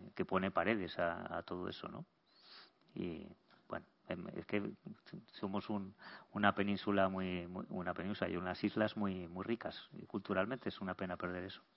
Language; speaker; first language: Spanish; native; Spanish